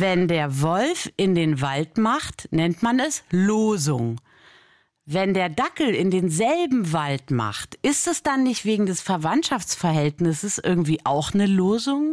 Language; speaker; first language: German; native; German